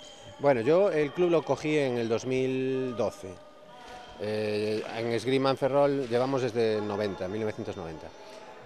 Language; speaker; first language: Spanish; native; Spanish